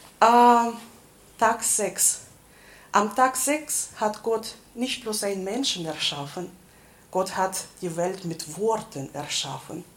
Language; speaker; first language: German; non-native, fluent; Russian